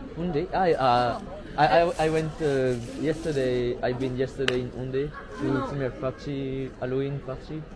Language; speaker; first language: English; non-native, learner; French